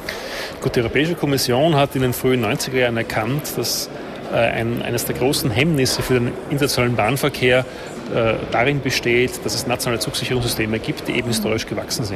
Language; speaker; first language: German; native; German